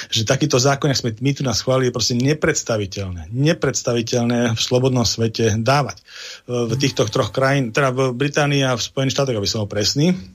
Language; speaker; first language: Slovak; native; Slovak